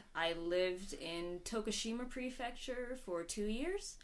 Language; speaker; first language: English; native; English